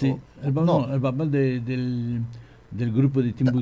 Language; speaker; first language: Catalan; non-native, learner; French